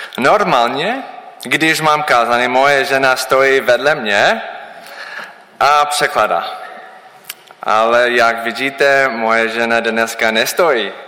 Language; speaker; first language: Czech; non-native, learner; English